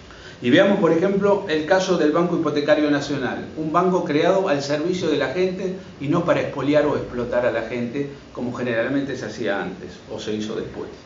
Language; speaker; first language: Spanish; native; Spanish